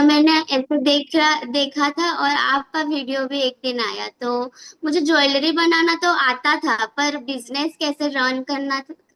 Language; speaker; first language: Hindi; non-native, local second language; Odia